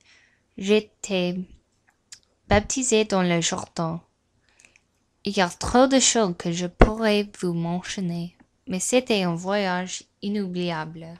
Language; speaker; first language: French; non-native, learner; English